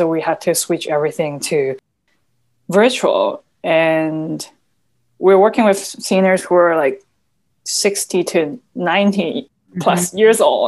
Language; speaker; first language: English; non-native, local second language; Cantonese